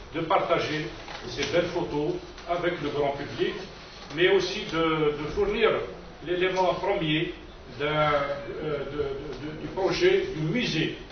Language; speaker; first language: French; non-native, local second language; Kabyle